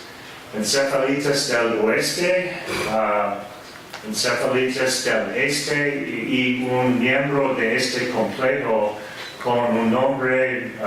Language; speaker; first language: Spanish; non-native, fluent; English